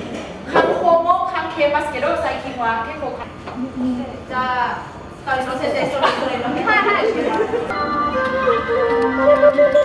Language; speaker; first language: Japanese; non-native, fluent; Thai